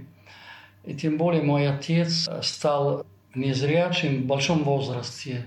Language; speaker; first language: Russian; non-native, fluent; Italian